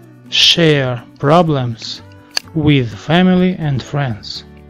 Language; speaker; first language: English; non-native, fluent; Russian